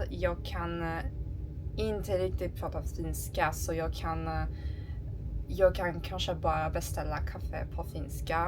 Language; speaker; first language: Swedish; non-native, learner; Turkish